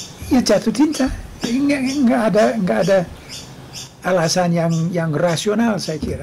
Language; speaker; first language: Indonesian; non-native, fluent; English